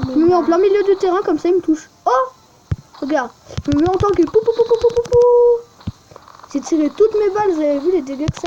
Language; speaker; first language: French; native; French